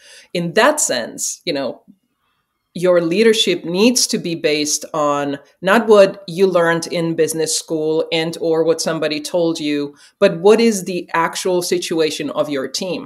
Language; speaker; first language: English; non-native, fluent; Czech